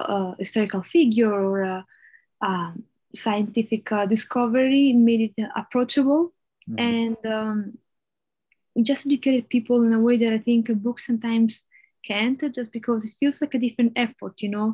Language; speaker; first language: English; non-native, fluent; Italian